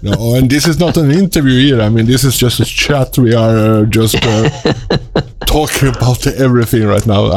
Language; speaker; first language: English; non-native, fluent; Swedish